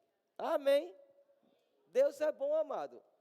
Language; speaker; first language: Portuguese; native; Portuguese